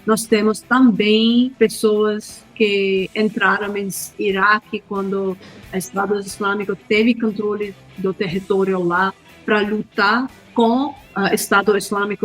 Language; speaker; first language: Portuguese; non-native, fluent; Hindi